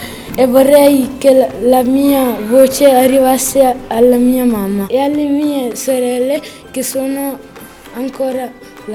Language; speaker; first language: Italian; early bilingual, other home language; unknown